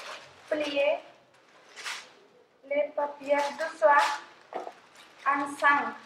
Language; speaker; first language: French; non-native, fluent; Spanish